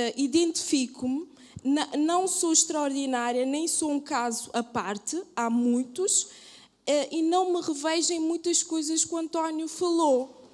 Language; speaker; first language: Portuguese; early bilingual, other home language; Kabuverdianu